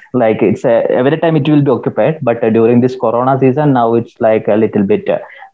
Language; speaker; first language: English; non-native, local second language; Malayalam